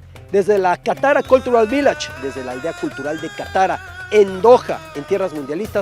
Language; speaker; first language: Spanish; native; Spanish